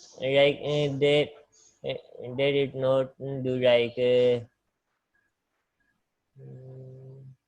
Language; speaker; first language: English; non-native, learner; Punjabi